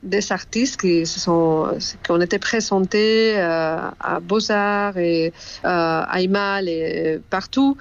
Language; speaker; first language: French; non-native, fluent; Spanish